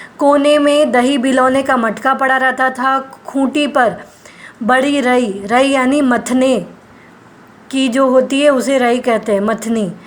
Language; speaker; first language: Hindi; non-native, local second language; Gujarati